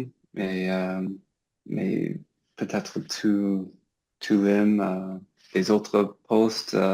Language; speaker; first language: French; non-native, learner; English